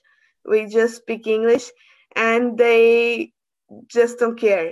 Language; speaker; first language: English; non-native, learner; Portuguese